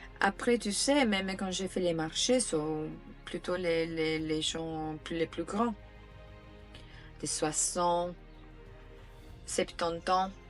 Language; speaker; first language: French; non-native, fluent; Italian